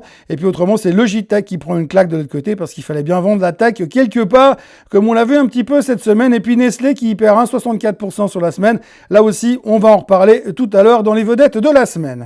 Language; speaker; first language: French; native; French